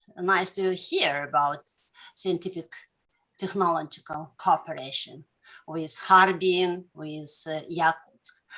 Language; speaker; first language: English; non-native, learner; Russian